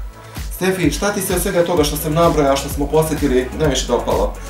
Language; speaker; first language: Bosnian; native; Bosnian